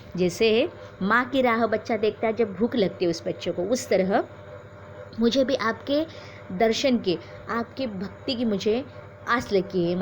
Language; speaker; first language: Hindi; non-native, local second language; Marathi